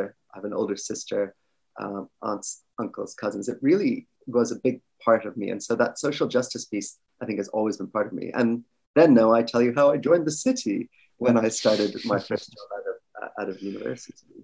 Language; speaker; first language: English; native; English